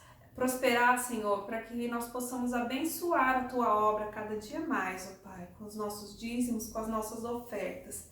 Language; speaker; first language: Portuguese; native; Portuguese